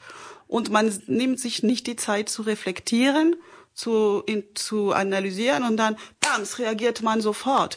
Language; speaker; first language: German; non-native, fluent; French